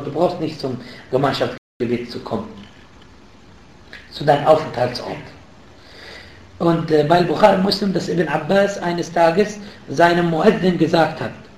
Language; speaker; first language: German; non-native, fluent; Arabic